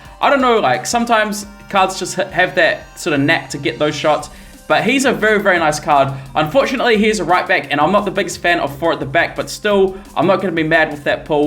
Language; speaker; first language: English; native; English